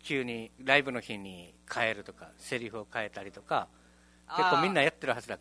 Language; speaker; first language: Japanese; native; Japanese